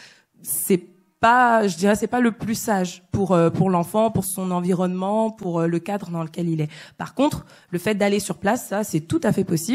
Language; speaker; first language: French; native; French